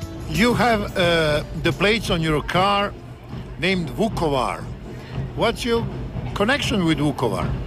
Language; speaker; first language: English; non-native, fluent; Croatian